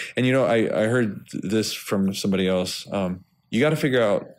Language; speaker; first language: English; native; English